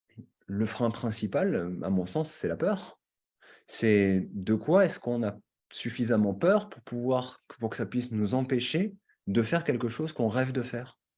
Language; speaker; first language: French; native; French